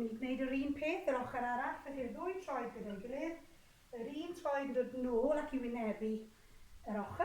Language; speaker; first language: Welsh; native; Welsh